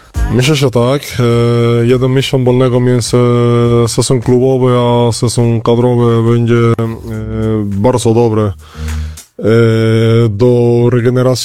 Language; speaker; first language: Polish; non-native, learner; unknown